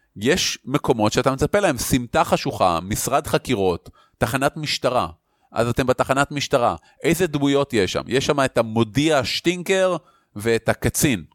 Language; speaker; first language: Hebrew; native; Hebrew